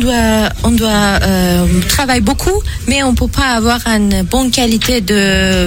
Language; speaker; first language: French; non-native, learner; Persian